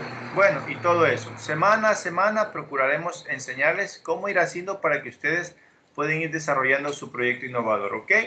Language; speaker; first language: Spanish; native; Spanish